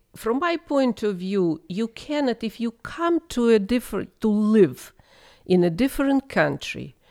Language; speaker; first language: English; non-native, fluent; Russian